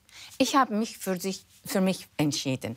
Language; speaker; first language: German; non-native, fluent; Turkish